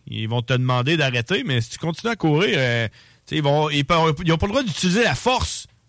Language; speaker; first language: French; native; French